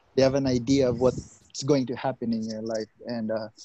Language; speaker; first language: English; non-native, local second language; Hiligaynon